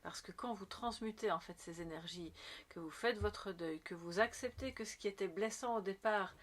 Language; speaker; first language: French; native; French